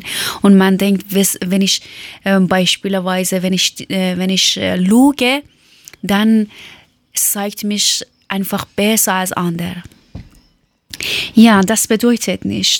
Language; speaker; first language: German; non-native, learner; Persian